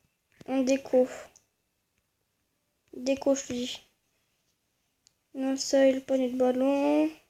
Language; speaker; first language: French; native; French